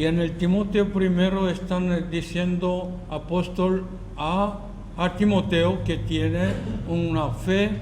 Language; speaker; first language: Spanish; non-native, fluent; Korean